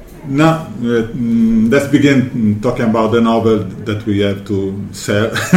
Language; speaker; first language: English; non-native, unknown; Italian